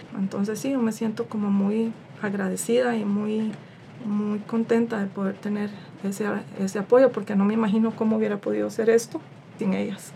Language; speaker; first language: Spanish; native; Spanish